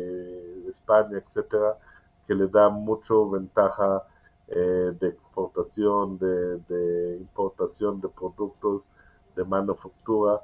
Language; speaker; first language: Spanish; non-native, learner; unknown